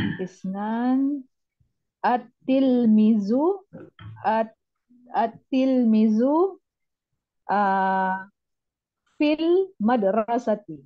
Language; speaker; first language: Arabic; non-native, learner; Indonesian